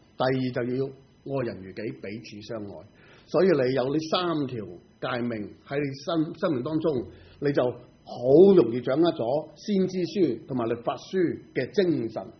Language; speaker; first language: Chinese; non-native, local second language; Cantonese